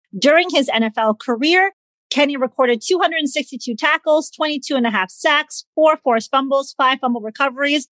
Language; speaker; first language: English; native; English